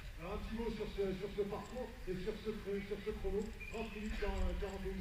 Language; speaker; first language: French; native; French